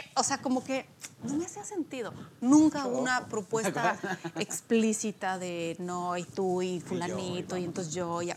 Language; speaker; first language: Spanish; early bilingual, other home language; Polish